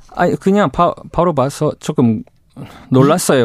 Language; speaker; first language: Korean; non-native, fluent; English